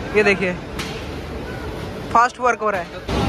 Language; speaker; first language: Hindi; native; Hindi